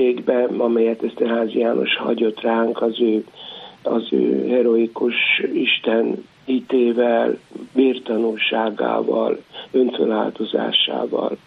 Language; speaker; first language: Hungarian; native; Hungarian